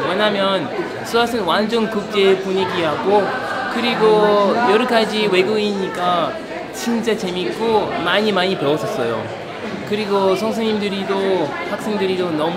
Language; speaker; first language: Korean; non-native, fluent; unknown